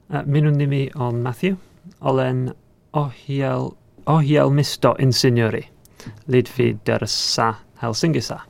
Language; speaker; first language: Finnish; non-native, learner; English